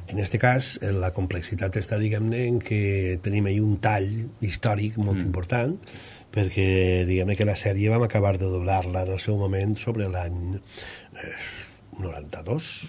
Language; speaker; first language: Catalan; native; Catalan